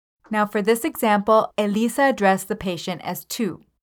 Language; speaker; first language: English; native; English